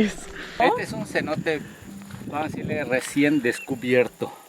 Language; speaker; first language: Spanish; native; Spanish